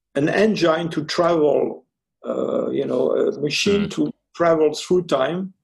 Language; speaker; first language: English; early bilingual, other home language; French